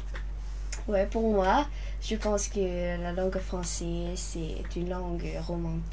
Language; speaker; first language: French; non-native, learner; Lao